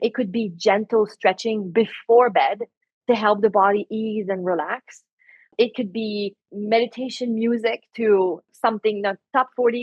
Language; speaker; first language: English; non-native, fluent; French